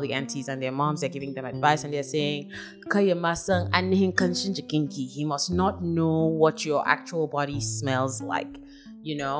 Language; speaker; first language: English; non-native, local second language; Hausa